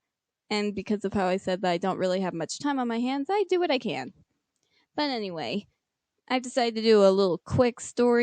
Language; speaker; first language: English; native; English